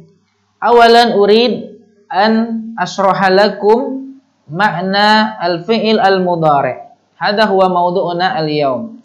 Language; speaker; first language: Arabic; non-native, fluent; Indonesian